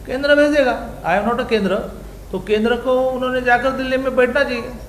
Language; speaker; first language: Hindi; non-native, local second language; Marathi